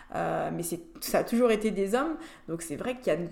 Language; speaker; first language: French; native; French